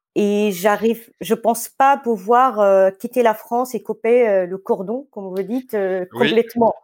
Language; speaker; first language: French; non-native, fluent; Arabic